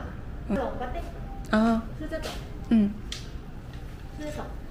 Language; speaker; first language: Chinese; non-native, learner; Thai